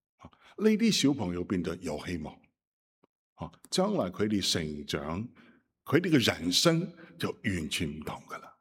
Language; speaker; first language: Cantonese; non-native, fluent; Chinese